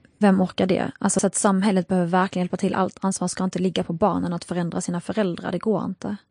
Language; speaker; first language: Swedish; early bilingual, other home language; Arabic